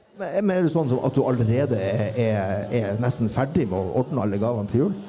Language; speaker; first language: Norwegian; native; Norwegian